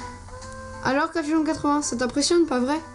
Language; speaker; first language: French; native; French